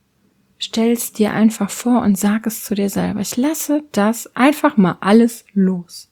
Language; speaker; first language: German; native; German